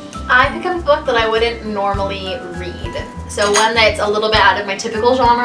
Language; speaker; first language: English; native; English